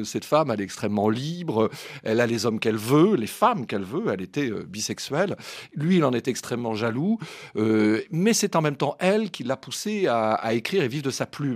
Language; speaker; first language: French; native; French